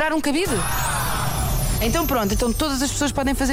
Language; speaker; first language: Portuguese; native; Portuguese